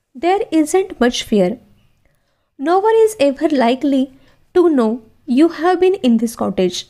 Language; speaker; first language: English; non-native, local second language; Marathi